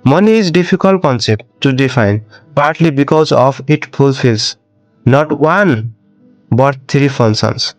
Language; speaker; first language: English; non-native, local second language; Nepali